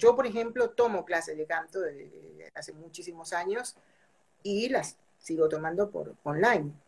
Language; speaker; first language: Spanish; native; Spanish